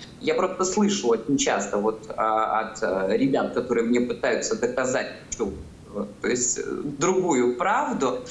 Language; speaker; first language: Russian; native; Russian